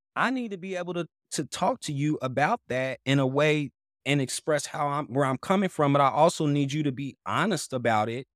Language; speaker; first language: English; native; English